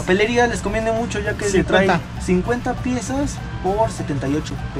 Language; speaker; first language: Spanish; native; Spanish